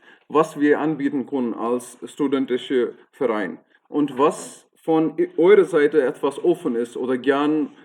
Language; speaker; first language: German; non-native, fluent; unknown